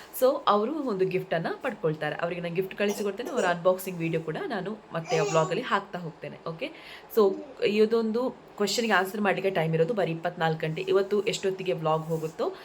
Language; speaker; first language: Kannada; native; Kannada